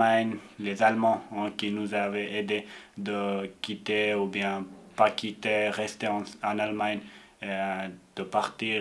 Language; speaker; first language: French; non-native, learner; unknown